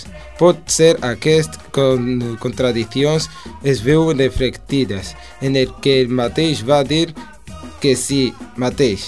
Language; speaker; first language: Catalan; non-native, learner; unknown